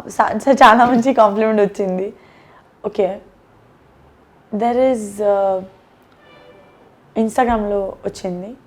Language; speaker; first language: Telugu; non-native, learner; Gujarati